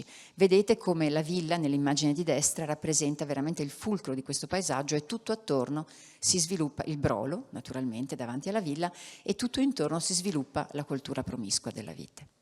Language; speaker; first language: Italian; native; Italian